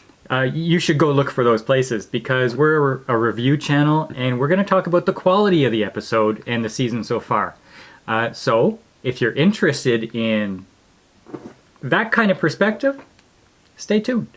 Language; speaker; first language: English; native; English